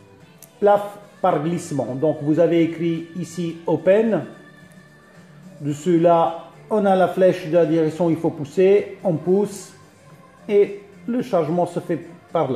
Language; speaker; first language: French; early bilingual, other home language; Italian